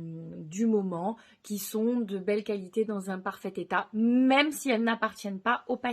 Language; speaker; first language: French; native; French